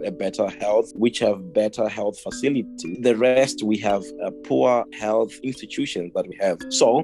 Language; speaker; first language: English; non-native, local second language; Shona